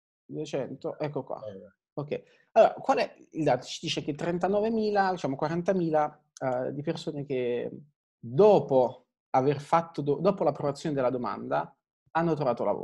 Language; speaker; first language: Italian; native; Italian